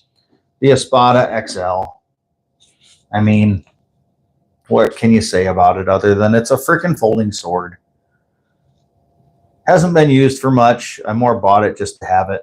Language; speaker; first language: English; native; English